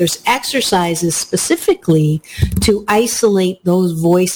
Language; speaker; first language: English; native; English